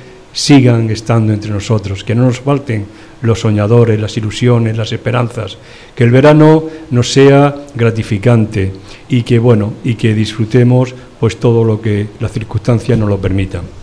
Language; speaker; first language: Spanish; native; Spanish